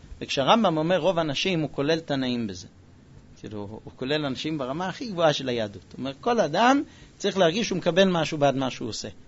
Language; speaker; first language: Hebrew; non-native, fluent; English